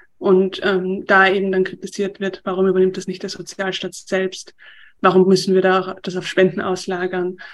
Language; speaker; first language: German; native; German